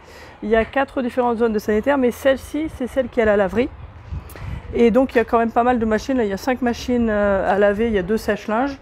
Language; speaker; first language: French; native; French